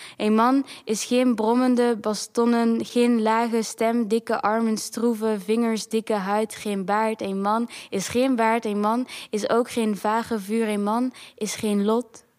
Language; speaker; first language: Dutch; early bilingual, other home language; Kinyarwanda